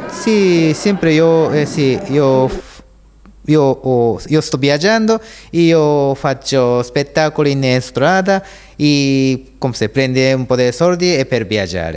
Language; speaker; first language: Italian; non-native, learner; Japanese